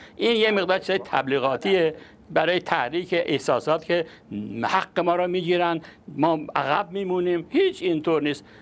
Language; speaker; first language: Persian; non-native, local second language; Azerbaijani